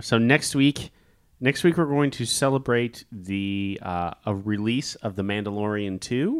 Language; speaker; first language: English; native; English